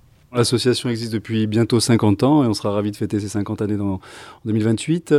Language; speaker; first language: French; native; French